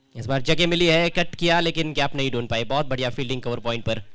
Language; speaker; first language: Hindi; non-native, local second language; Marathi